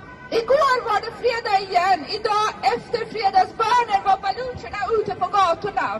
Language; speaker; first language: Swedish; non-native, fluent; Persian